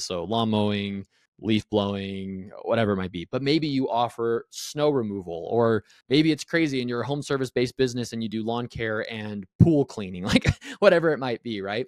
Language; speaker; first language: English; native; English